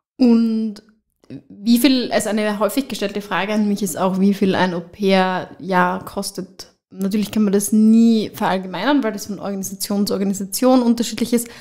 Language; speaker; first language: German; native; German